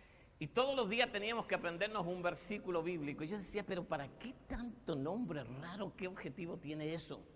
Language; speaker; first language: Spanish; native; Spanish